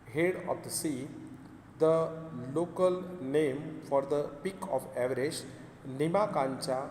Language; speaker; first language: English; non-native, local second language; Gujarati